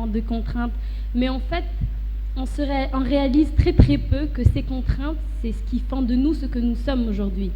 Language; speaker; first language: French; non-native, local second language; Arabic